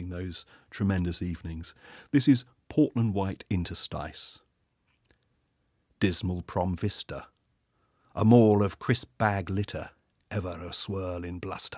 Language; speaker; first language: English; native; English